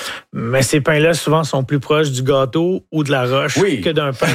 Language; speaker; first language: French; native; French